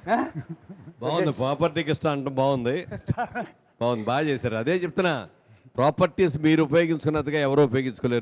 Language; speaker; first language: Telugu; native; Telugu